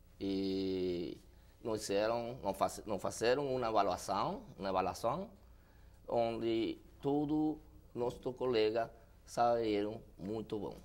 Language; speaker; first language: Portuguese; non-native, learner; Spanish